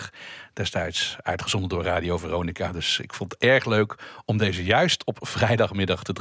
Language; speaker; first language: Dutch; native; Dutch